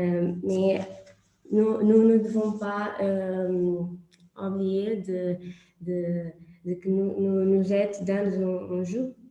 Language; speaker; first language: French; non-native, learner; Portuguese